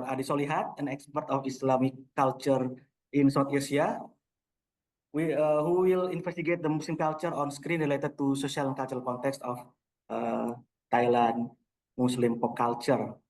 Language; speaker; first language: English; non-native, local second language; Indonesian